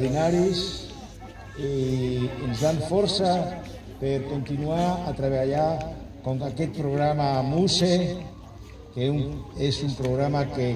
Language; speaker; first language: Catalan; non-native, fluent; Spanish